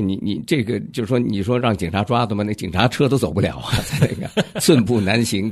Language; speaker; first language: Chinese; native; Chinese